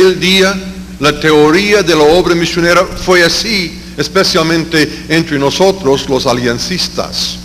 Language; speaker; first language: Spanish; non-native, fluent; English